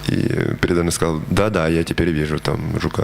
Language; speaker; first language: Russian; native; Russian